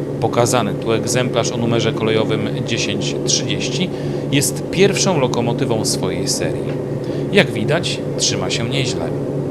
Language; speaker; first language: Polish; native; Polish